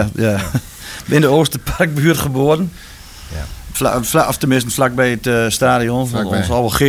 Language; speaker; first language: Dutch; native; Dutch